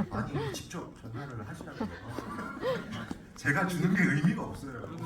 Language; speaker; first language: Korean; native; Korean